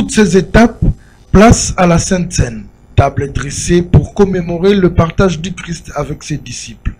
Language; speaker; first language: French; non-native, local second language; Lingala